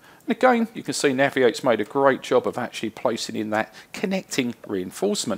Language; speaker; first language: English; native; English